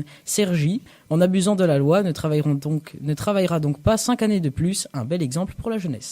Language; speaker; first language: French; native; French